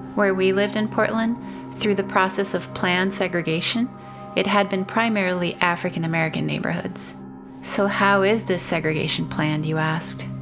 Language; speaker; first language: English; non-native, fluent; Portuguese